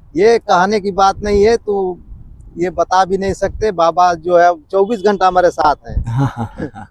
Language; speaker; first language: Hindi; native; Hindi